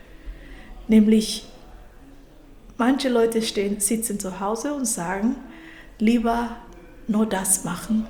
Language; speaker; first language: German; non-native, fluent; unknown